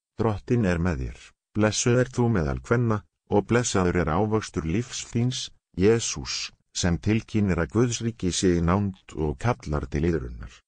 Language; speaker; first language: Icelandic; non-native, learner; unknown